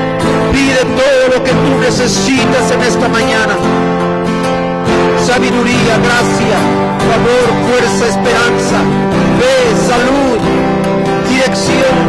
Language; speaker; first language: Spanish; native; Spanish